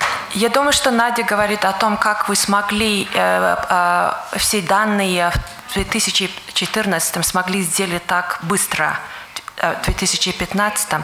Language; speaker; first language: Russian; non-native, learner; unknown